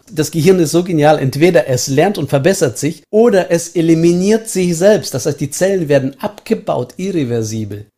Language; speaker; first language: German; early bilingual, heritage; Estonian